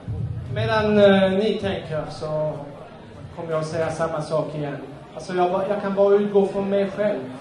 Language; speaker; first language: Swedish; non-native, fluent; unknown